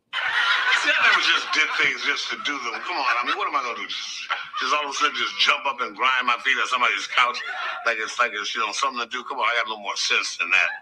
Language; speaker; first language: English; native; English